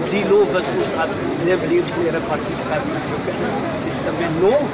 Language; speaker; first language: Norwegian; non-native, learner; Amharic